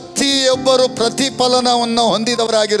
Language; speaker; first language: Kannada; native; Kannada